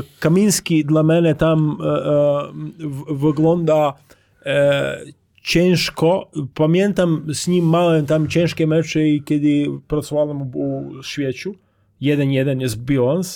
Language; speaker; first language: Polish; non-native, learner; Croatian